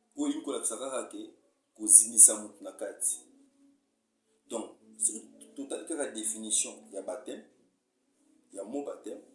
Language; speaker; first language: Lingala; native; Lingala